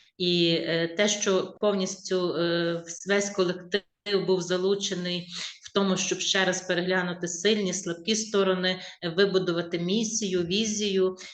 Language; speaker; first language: Ukrainian; native; Ukrainian